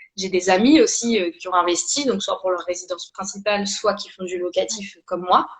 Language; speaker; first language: French; early bilingual, other home language; Portuguese